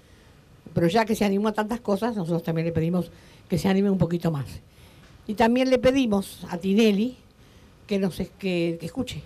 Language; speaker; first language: Spanish; native; Spanish